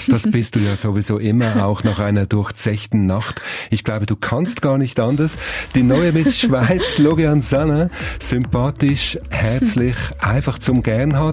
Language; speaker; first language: German; native; German